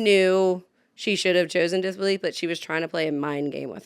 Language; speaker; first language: English; native; English